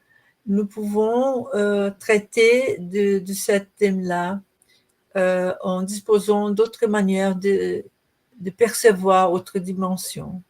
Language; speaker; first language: French; non-native, learner; Portuguese